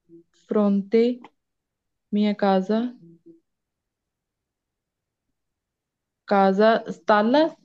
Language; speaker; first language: Italian; non-native, learner; Punjabi